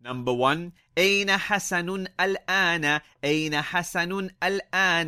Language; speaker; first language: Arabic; non-native, fluent; English